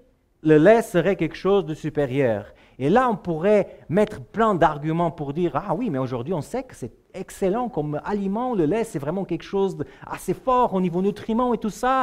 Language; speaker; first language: French; native; French